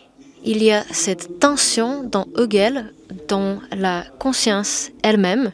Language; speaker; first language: French; non-native, fluent; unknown